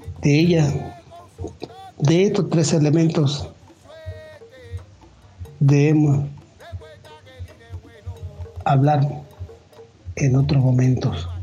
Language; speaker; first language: Spanish; non-native, local second language; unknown